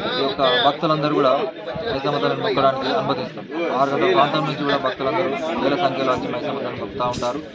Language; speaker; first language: Telugu; native; Telugu